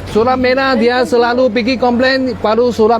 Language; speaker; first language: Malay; non-native, local second language; Cantonese